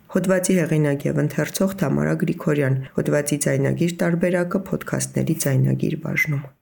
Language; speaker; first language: Armenian; native; Armenian